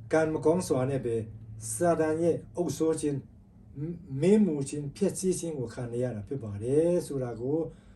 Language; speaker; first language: Burmese; non-native, local second language; Tedim Chin